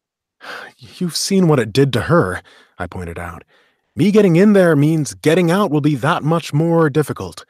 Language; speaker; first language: English; native; English